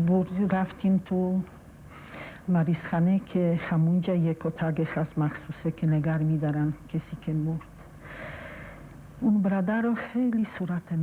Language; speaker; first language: Persian; non-native, fluent; Polish